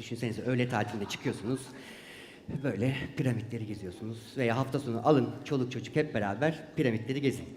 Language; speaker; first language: Turkish; native; Turkish